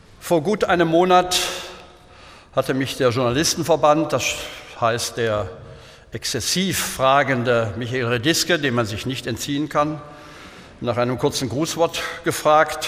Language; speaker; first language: German; native; German